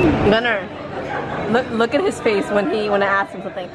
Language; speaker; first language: English; early bilingual, other home language; Spanish